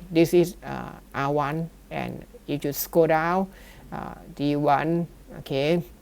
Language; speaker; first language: English; non-native, learner; Thai